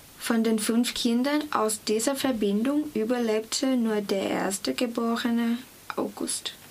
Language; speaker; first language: German; non-native, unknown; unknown